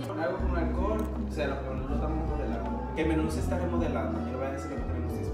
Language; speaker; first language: Spanish; native; Spanish